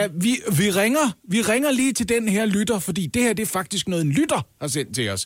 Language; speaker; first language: Danish; native; Danish